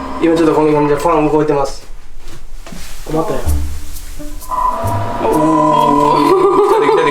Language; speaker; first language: Japanese; native; Japanese